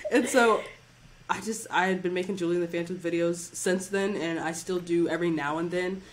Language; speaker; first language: English; native; English